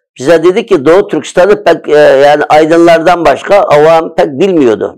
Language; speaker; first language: Turkish; early bilingual, other home language; Uyghur